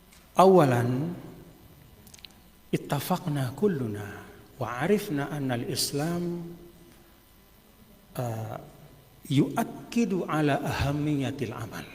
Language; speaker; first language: Arabic; non-native, fluent; Indonesian